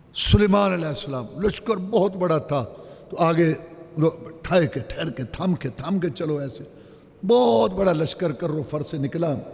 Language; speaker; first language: Urdu; non-native, local second language; Punjabi